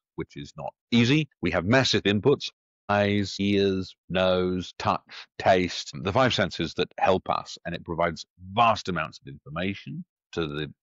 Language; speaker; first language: English; native; English